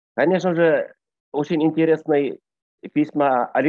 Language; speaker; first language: Russian; non-native, local second language; Bashkir